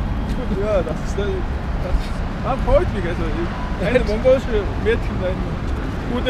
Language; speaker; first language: German; non-native, learner; Mongolian